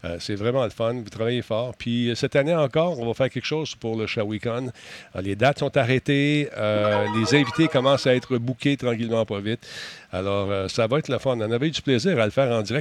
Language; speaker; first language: French; native; French